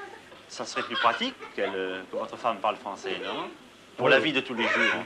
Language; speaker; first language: French; native; French